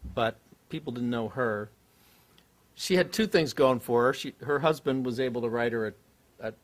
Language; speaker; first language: English; native; English